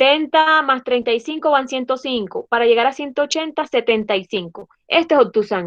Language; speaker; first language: Spanish; native; Spanish